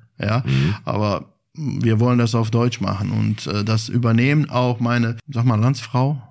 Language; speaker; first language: German; non-native, fluent; Bosnian